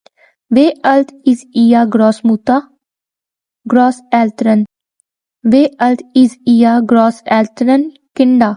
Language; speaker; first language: German; non-native, learner; Urdu